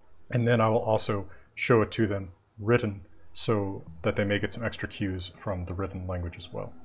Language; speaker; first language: English; native; English